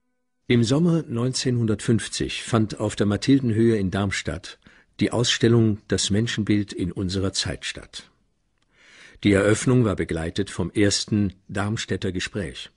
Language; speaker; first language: German; native; German